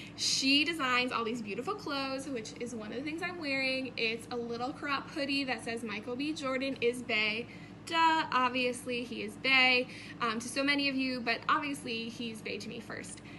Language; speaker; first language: English; native; English